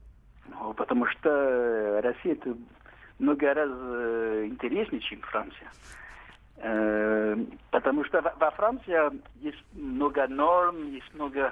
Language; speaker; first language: Russian; non-native, learner; French